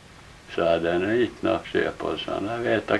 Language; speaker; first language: Norwegian; early bilingual, heritage; Norwegian